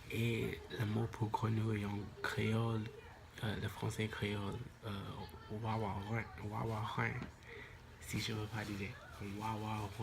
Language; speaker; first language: French; non-native, local second language; English